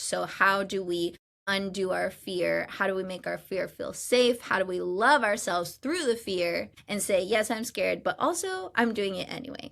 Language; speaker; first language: English; native; English